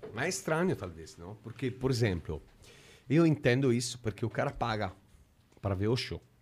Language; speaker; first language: Portuguese; non-native, fluent; Italian